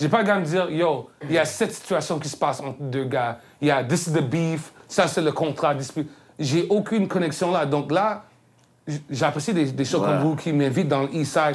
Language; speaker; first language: French; native; French